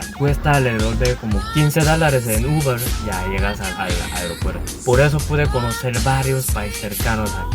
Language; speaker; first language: Spanish; non-native, learner; Korean